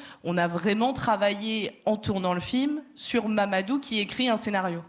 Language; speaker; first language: French; native; French